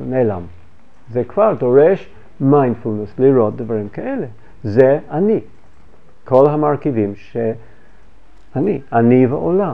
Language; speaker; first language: Hebrew; non-native, fluent; English